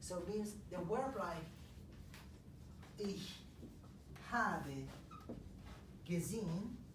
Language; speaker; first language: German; non-native, fluent; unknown